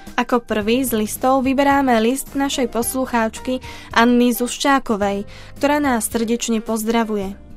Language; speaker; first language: Slovak; native; Slovak